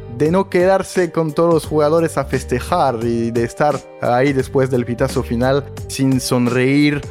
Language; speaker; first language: Spanish; non-native, fluent; French